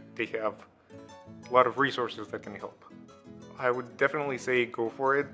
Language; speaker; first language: English; non-native, fluent; Spanish